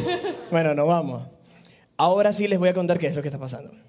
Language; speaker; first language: Spanish; native; Spanish